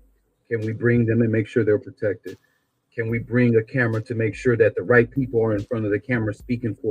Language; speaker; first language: English; native; English